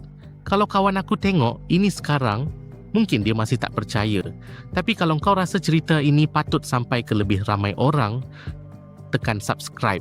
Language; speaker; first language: Malay; native; Malay